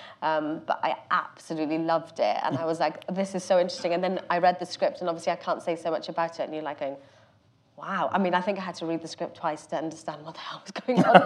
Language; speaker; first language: English; native; English